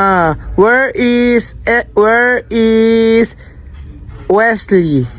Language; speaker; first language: English; non-native, learner; Filipino